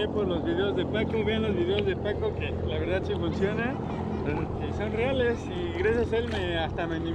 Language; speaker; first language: Spanish; native; Spanish